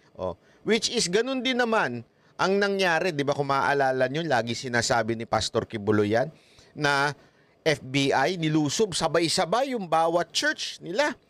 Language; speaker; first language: Filipino; native; Filipino